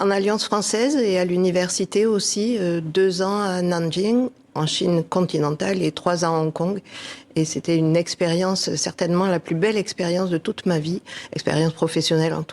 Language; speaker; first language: French; native; French